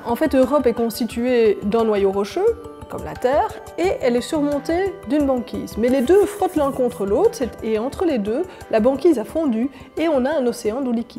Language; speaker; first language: French; native; French